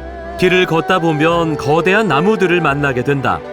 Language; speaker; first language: Korean; native; Korean